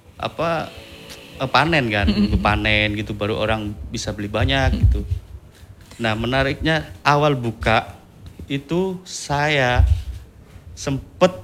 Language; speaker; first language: Indonesian; native; Indonesian